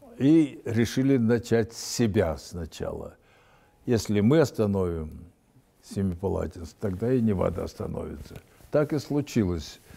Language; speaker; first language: Russian; native; Russian